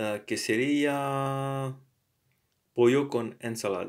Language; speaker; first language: Spanish; non-native, learner; English